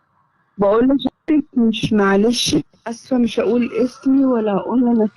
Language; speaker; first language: Arabic; native; Arabic